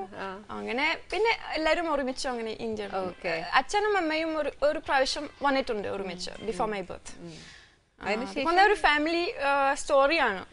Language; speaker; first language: Malayalam; non-native, fluent; French